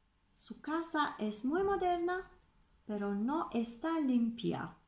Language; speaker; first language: Spanish; non-native, fluent; Turkish